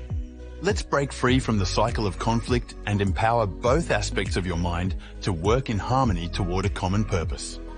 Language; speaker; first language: English; native; English